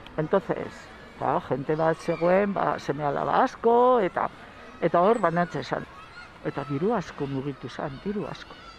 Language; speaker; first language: Basque; non-native, local second language; Spanish